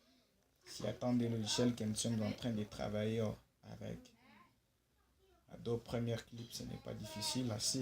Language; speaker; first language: French; non-native, local second language; Swahili